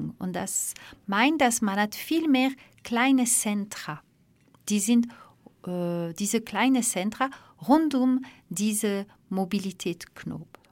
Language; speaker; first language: German; non-native, fluent; French